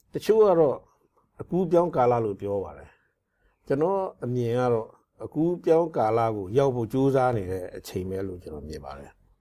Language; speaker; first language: Burmese; non-native, local second language; Shan